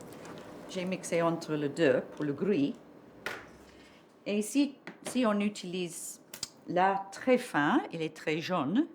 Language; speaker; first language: French; non-native, learner; English